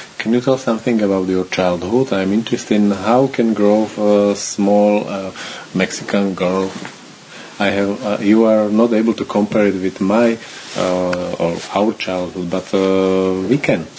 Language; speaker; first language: English; non-native, learner; Slovak